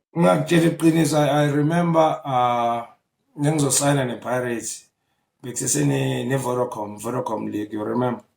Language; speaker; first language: Zulu; native; Zulu